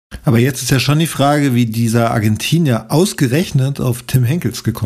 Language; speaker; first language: German; native; German